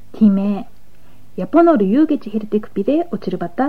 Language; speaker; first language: Mongolian; non-native, fluent; Japanese